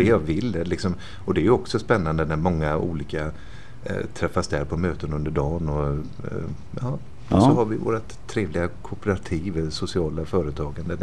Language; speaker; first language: Swedish; native; Swedish